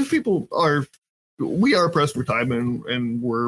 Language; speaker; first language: English; native; English